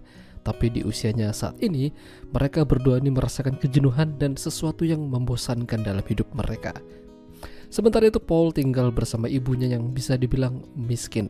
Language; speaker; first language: Indonesian; non-native, local second language; Javanese